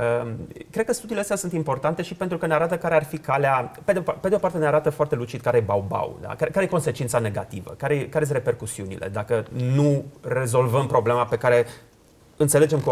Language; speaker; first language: Romanian; native; Romanian